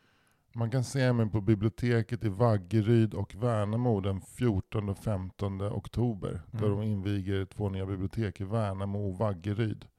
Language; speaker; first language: Swedish; native; Swedish